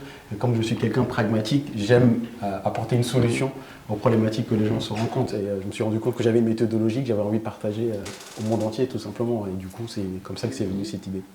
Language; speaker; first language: French; early bilingual, other home language; Fula